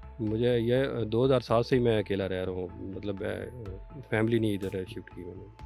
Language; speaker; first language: Urdu; non-native, local second language; Punjabi